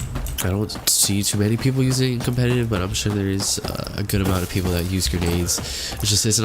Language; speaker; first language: English; native; English